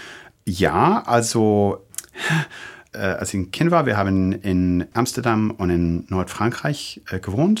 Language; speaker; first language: German; non-native, fluent; English